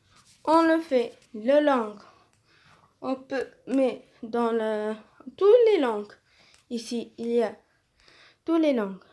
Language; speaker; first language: French; non-native, learner; Arabic